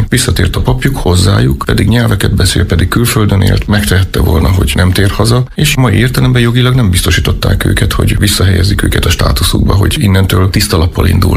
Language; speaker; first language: Hungarian; native; Hungarian